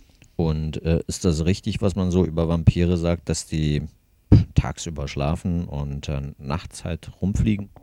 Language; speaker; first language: German; native; German